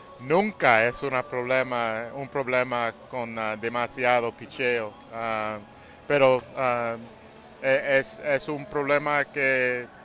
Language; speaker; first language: Spanish; non-native, learner; English